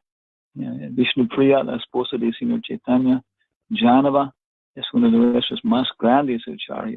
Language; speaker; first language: Spanish; non-native, fluent; English